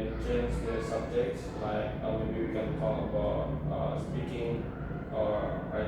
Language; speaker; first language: English; non-native, learner; Indonesian